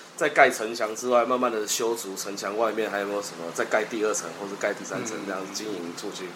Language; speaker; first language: Chinese; native; Chinese